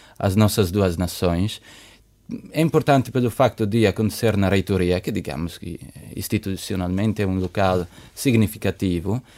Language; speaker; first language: Portuguese; non-native, fluent; Italian